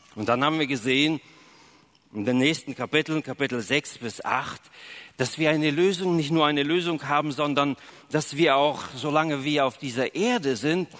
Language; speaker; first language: German; early bilingual, other home language; Russian